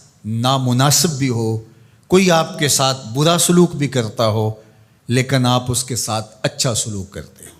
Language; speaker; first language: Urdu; non-native, local second language; Punjabi